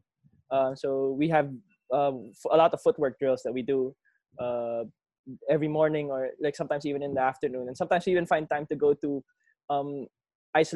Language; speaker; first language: English; non-native, local second language; Filipino